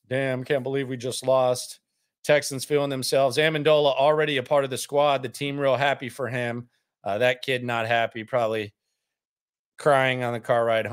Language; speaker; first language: English; native; English